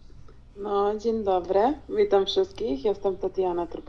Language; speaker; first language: Polish; non-native, fluent; Serbian